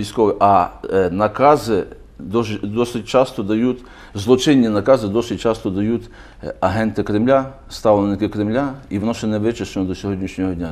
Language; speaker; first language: Ukrainian; native; Ukrainian